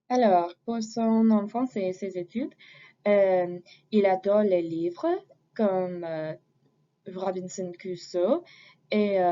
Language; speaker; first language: French; non-native, fluent; English